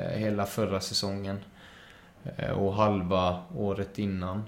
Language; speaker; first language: Swedish; early bilingual, other home language; Spanish